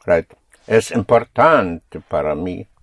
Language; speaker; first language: Spanish; non-native, fluent; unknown